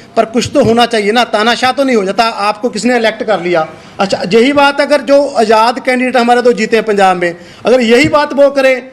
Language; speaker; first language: Hindi; non-native, local second language; Punjabi